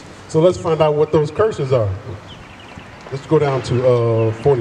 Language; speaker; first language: English; native; English